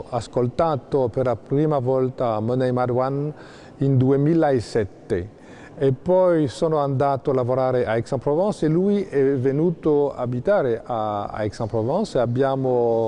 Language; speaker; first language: Italian; non-native, fluent; French